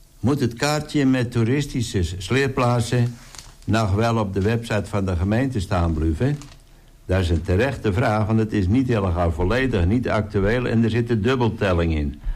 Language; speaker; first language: Dutch; native; Dutch